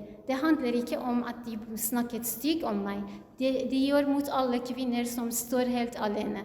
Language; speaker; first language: Norwegian; non-native, learner; Kurdish